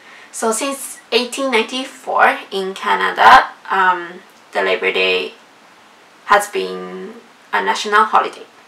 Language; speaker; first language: English; non-native, fluent; Japanese